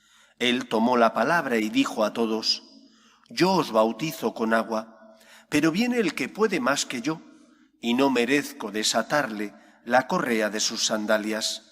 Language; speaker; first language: Spanish; native; Spanish